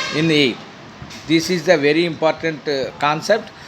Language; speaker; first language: English; non-native, local second language; Telugu